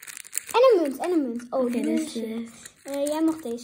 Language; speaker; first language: Dutch; native; Dutch